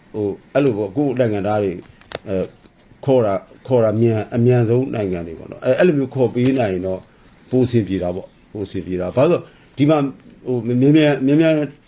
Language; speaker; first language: Burmese; non-native, local second language; S'gaw Karen